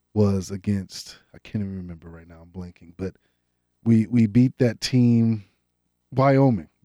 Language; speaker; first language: English; native; English